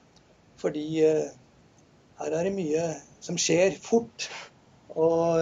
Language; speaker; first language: Norwegian; native; Norwegian